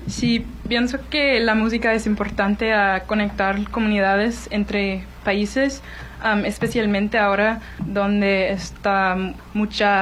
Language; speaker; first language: Spanish; non-native, learner; English